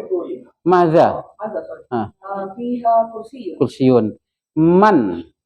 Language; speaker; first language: Arabic; non-native, fluent; Indonesian